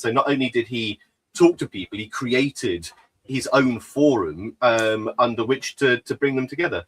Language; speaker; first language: English; native; English